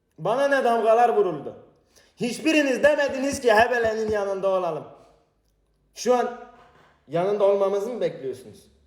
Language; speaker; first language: Turkish; non-native, local second language; Kurdish